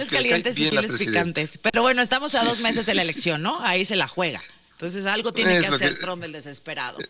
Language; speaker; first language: Spanish; native; Spanish